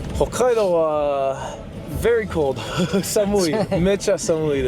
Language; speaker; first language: Japanese; non-native, learner; English